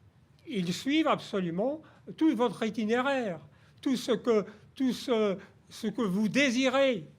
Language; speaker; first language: French; native; French